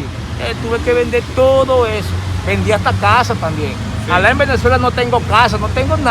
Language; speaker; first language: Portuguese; non-native, learner; Spanish